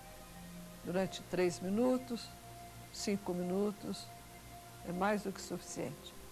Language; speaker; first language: Portuguese; native; Portuguese